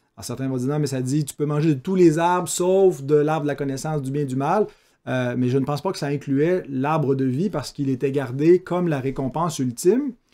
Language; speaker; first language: French; native; French